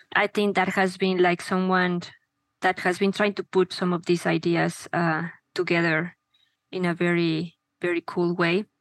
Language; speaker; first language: English; non-native, fluent; Spanish